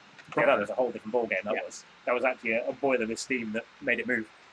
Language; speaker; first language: English; native; English